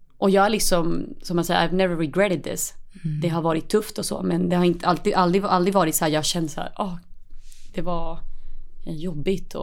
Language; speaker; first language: Swedish; early bilingual, other home language; Spanish